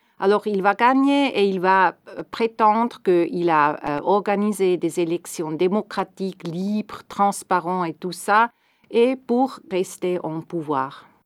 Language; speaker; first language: French; non-native, fluent; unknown